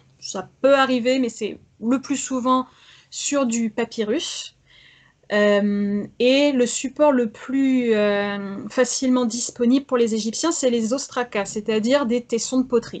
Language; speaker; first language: French; native; French